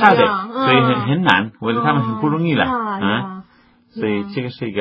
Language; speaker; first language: Chinese; non-native, fluent; Spanish